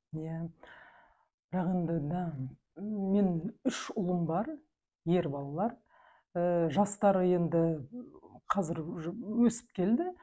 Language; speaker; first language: Kazakh; non-native, local second language; Russian